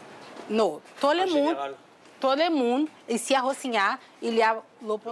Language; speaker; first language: French; non-native, learner; Portuguese